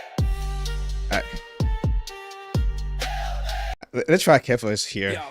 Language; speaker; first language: English; native; English